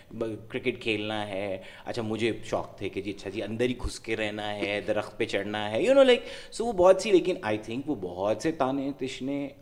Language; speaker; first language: Urdu; non-native, local second language; Punjabi